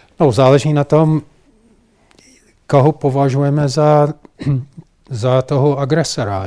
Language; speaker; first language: Czech; non-native, fluent; English